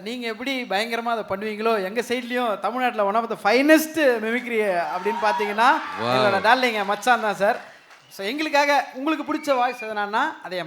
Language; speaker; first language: Tamil; native; Tamil